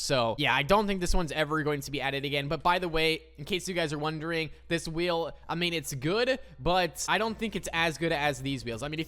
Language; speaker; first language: English; native; English